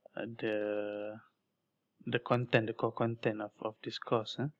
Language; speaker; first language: English; non-native, local second language; Malay